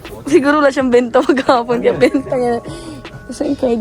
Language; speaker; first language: Filipino; native; Filipino